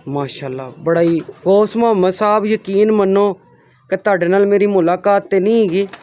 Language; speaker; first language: Urdu; non-native, local second language; Punjabi